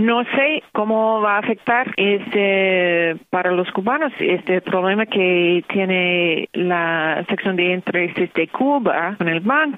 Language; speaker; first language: Spanish; non-native, fluent; English